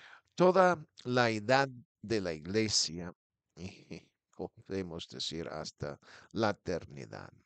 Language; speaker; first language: Spanish; non-native, fluent; English